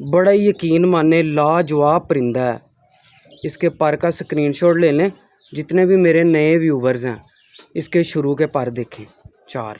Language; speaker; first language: Urdu; non-native, local second language; Punjabi